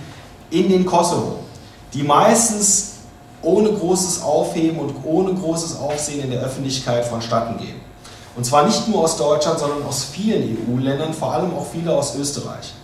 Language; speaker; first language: German; native; German